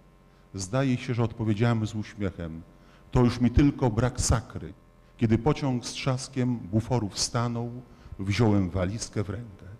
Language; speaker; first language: Polish; native; Polish